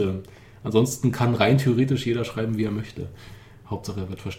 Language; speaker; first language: German; native; German